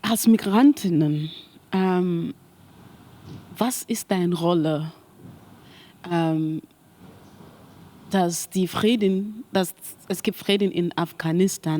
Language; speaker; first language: German; non-native, learner; Mandingo